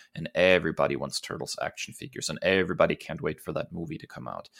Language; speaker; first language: English; early bilingual, other home language; German